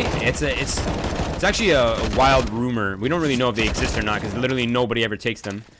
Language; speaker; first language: English; native; English